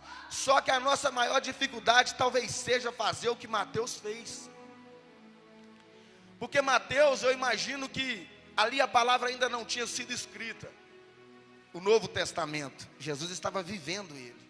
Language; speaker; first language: Portuguese; native; Portuguese